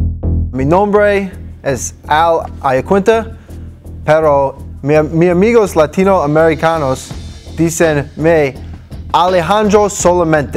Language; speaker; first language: Spanish; non-native, learner; English